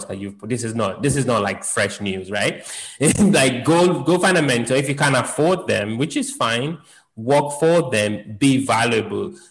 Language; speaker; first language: English; native; English